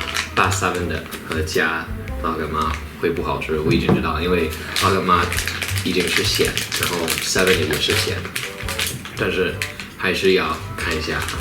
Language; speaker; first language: Chinese; non-native, fluent; English